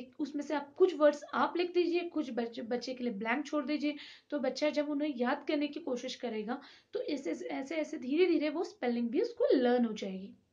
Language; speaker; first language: Hindi; native; Hindi